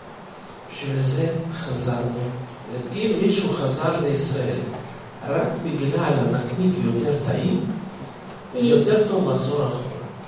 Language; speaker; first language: Hebrew; non-native, fluent; Russian